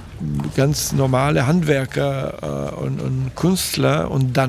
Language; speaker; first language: German; non-native, fluent; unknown